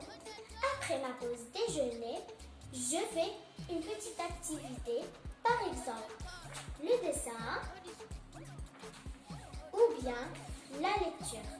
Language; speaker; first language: French; non-native, learner; Arabic